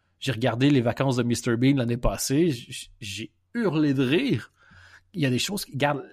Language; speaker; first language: French; native; French